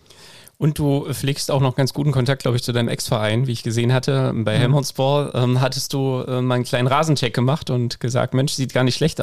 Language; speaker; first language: German; native; German